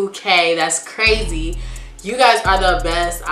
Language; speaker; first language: English; native; English